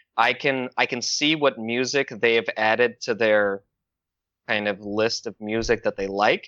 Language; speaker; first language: English; early bilingual, other home language; Russian